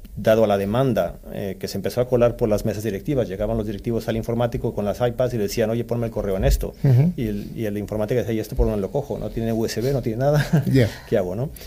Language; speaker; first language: Spanish; early bilingual, other home language; Swedish